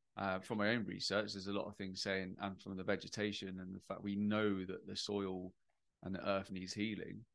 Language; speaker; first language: English; native; English